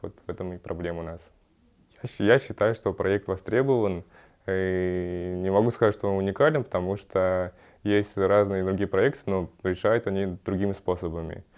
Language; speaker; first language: Russian; early bilingual, other home language; Kyrgyz